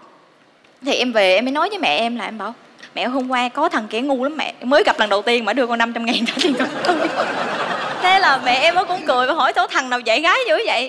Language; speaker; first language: Vietnamese; native; Vietnamese